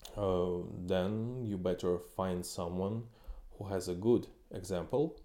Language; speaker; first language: English; non-native, fluent; Ukrainian